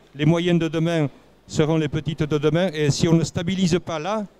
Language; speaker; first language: French; native; French